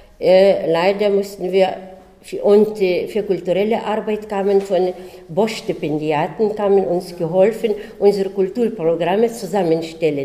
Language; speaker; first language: German; early bilingual, heritage; German